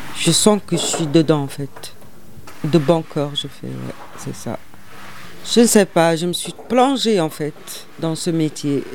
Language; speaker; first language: French; non-native, local second language; Arabic